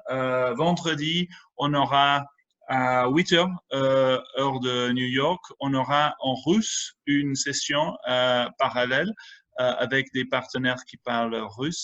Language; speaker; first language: French; non-native, fluent; English